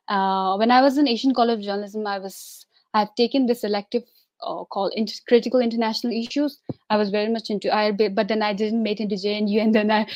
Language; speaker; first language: English; non-native, local second language; Tibetan